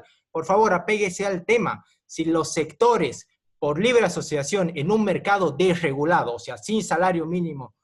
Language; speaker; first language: Spanish; native; Spanish